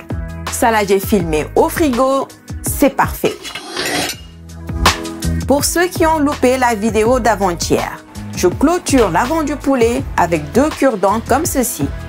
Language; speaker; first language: French; native; French